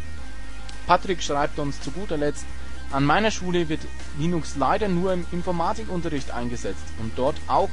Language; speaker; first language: German; native; German